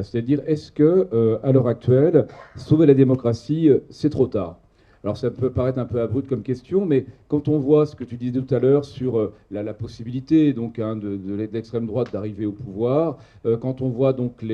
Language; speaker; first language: French; native; French